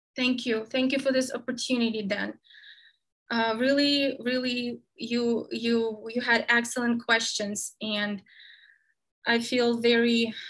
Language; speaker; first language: English; non-native, fluent; Ukrainian